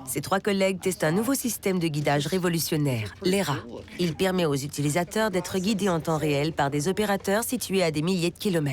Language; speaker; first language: French; native; French